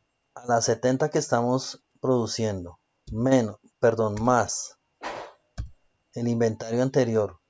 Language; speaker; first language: Spanish; native; Spanish